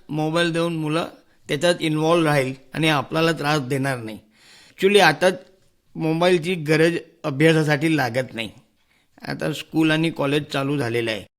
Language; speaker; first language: Marathi; non-native, local second language; Hindi